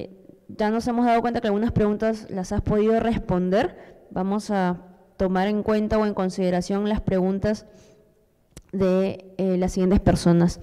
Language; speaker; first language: Spanish; native; Spanish